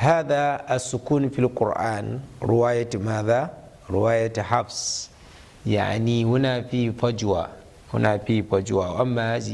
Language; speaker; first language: Arabic; non-native, fluent; Hausa